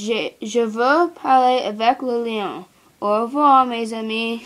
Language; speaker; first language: French; non-native, learner; English